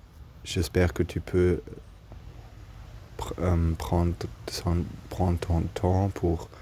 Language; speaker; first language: French; non-native, learner; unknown